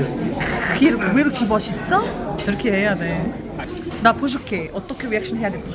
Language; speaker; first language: Korean; non-native, learner; Arabic